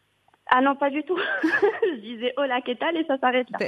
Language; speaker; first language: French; non-native, local second language; Arabic